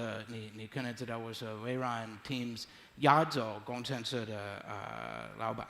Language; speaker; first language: Chinese; non-native, learner; English